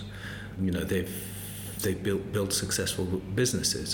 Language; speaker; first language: English; native; English